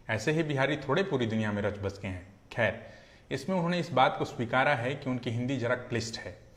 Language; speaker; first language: Hindi; native; Hindi